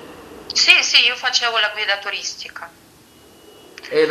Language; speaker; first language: Italian; non-native, fluent; Ukrainian